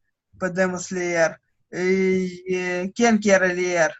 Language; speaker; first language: Spanish; non-native, learner; Russian